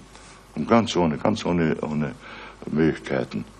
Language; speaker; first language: German; native; German